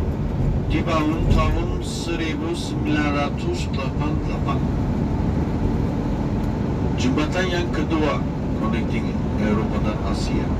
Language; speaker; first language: Indonesian; non-native, fluent; Turkish